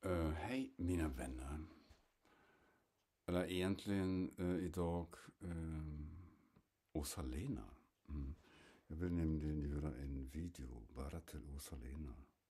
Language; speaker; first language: Swedish; non-native, fluent; German